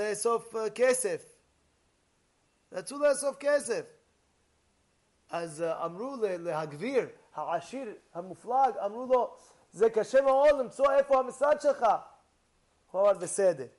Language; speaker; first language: Hebrew; non-native, fluent; English